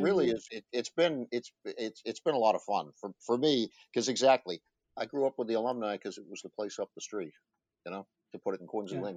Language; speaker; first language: English; native; English